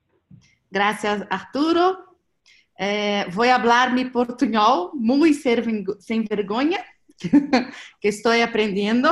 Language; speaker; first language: Spanish; non-native, learner; Portuguese